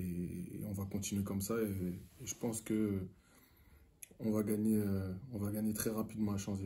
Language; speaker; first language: French; native; French